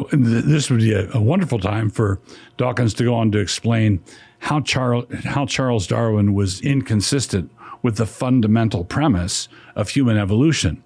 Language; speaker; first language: English; native; English